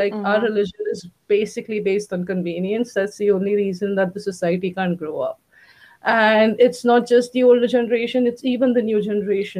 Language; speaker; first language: English; non-native, local second language; Hindi